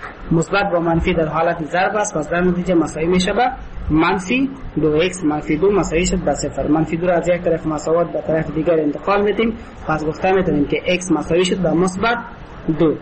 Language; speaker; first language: Persian; native; Persian